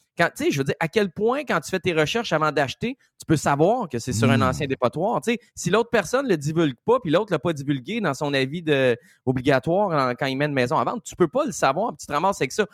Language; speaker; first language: French; native; French